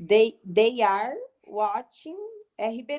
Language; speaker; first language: English; non-native, learner; Portuguese